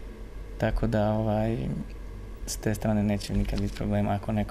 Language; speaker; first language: Croatian; native; Croatian